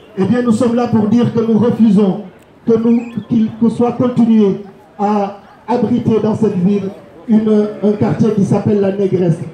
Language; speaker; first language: French; non-native, local second language; Wolof